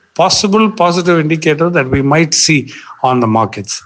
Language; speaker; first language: English; non-native, local second language; Tamil